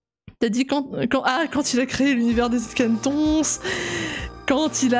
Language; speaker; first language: French; native; French